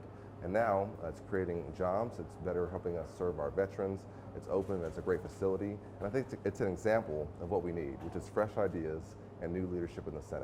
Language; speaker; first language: English; native; English